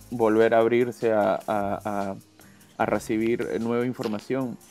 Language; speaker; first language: Spanish; native; Spanish